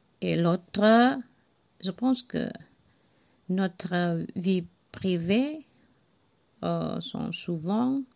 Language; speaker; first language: French; non-native, learner; Javanese